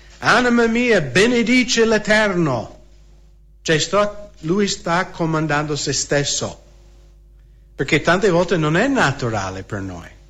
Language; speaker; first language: Italian; non-native, fluent; English